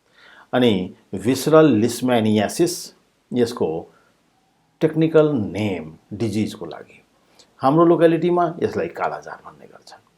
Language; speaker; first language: Nepali; native; Nepali